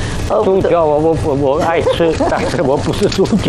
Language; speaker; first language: Chinese; early bilingual, heritage; Chinese